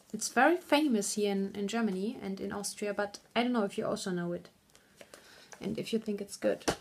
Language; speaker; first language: English; non-native, fluent; German